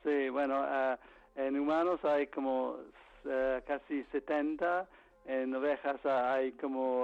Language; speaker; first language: Spanish; non-native, fluent; English